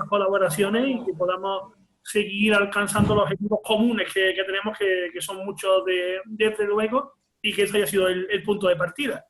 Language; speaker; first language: Spanish; native; Spanish